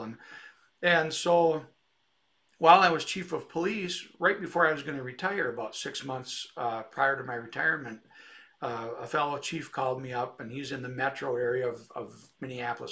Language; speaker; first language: English; native; English